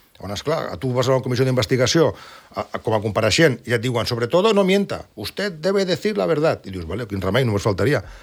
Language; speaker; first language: Catalan; non-native, local second language; Spanish